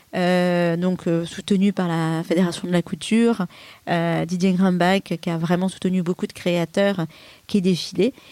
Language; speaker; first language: French; early bilingual, other home language; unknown